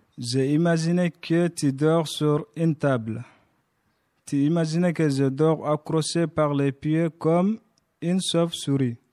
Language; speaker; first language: French; non-native, local second language; Bambara